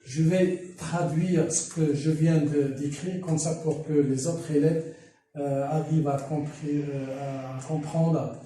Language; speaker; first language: French; non-native, local second language; Arabic